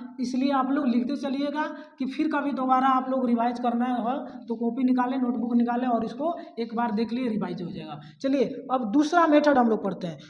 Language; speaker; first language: Hindi; native; Hindi